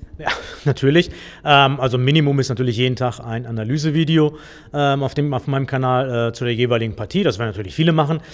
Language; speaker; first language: German; native; German